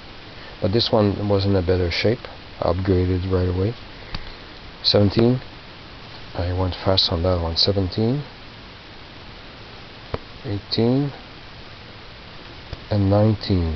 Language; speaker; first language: English; non-native, local second language; French